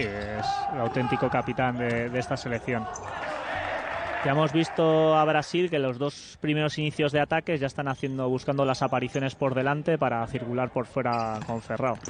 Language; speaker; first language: Spanish; native; Spanish